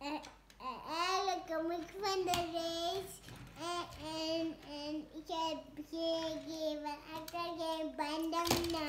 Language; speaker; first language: Dutch; early bilingual, other home language; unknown